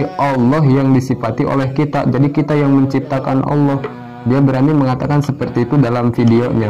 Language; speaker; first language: Indonesian; non-native, local second language; Sundanese